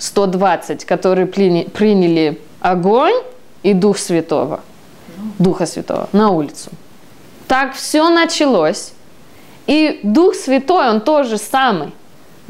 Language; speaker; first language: Russian; early bilingual, heritage; Russian